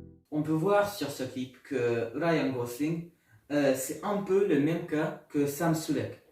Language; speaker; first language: French; non-native, learner; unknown